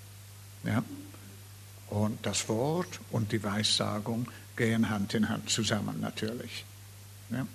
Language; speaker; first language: German; non-native, fluent; English